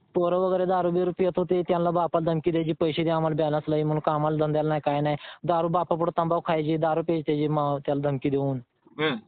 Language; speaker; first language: Marathi; native; Marathi